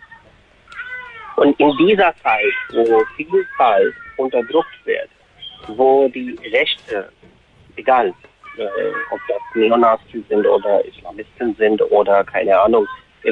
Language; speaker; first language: German; non-native, fluent; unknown